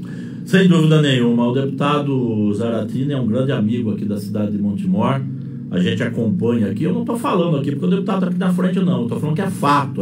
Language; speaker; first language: Portuguese; native; Portuguese